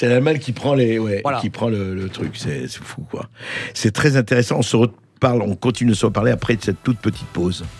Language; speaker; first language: French; native; French